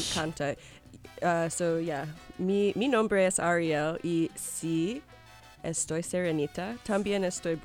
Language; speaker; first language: Spanish; non-native, learner; English